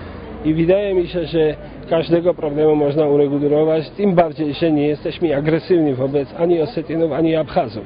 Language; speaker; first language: Polish; non-native, fluent; Georgian